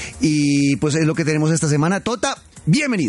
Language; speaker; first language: Spanish; native; Spanish